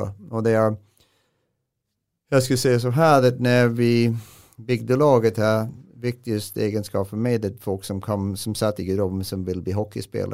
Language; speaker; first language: Swedish; non-native, fluent; English